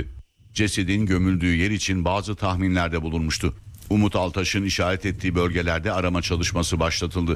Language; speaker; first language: Turkish; native; Turkish